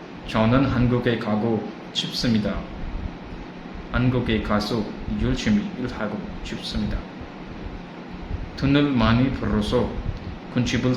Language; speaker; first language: Korean; non-native, fluent; Urdu